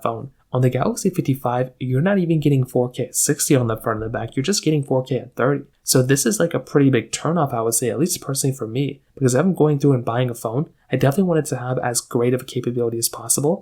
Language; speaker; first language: English; native; English